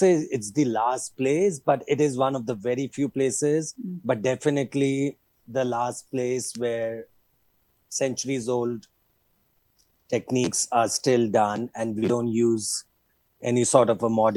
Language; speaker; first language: English; non-native, local second language; Hindi